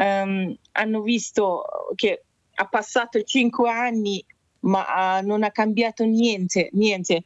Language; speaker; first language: Italian; non-native, learner; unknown